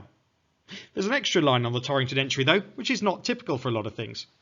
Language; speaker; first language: English; native; English